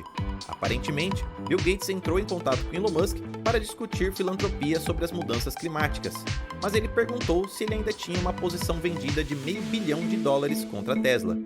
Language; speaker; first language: Portuguese; native; Portuguese